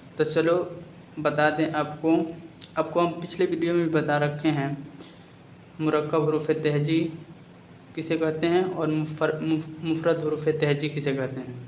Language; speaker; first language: Hindi; native; Hindi